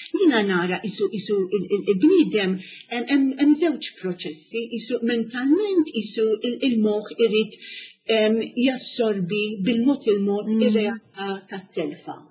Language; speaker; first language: Maltese; native; Maltese